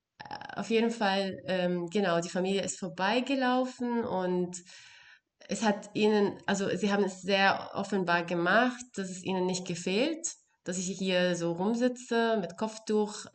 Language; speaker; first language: German; non-native, fluent; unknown